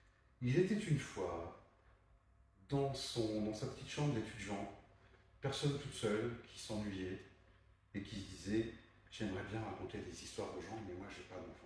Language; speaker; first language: French; native; French